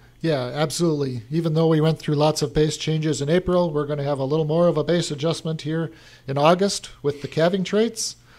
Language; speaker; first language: English; native; English